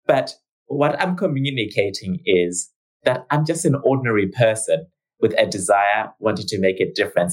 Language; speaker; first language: English; non-native, local second language; Shona